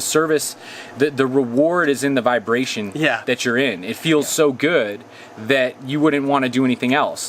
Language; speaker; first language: English; native; English